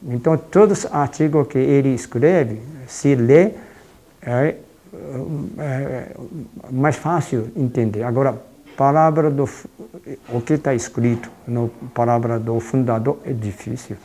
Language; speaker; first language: Portuguese; non-native, fluent; Japanese